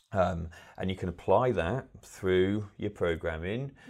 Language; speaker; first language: English; native; English